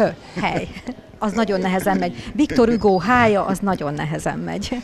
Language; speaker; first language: Hungarian; native; Hungarian